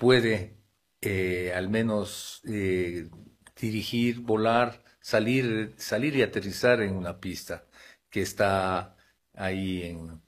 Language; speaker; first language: Spanish; non-native, local second language; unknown